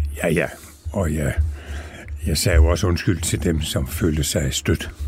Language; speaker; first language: Danish; native; Danish